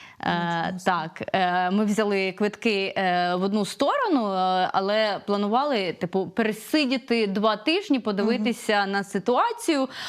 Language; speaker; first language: Ukrainian; non-native, local second language; Russian